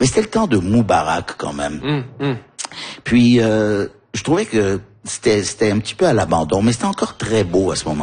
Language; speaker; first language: French; early bilingual, heritage; French